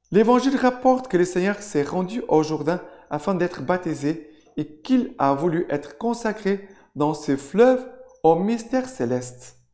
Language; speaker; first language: French; non-native, fluent; Portuguese